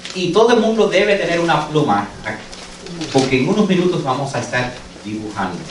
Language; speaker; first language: Spanish; non-native, fluent; English